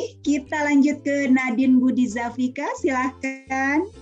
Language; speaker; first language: Indonesian; native; Indonesian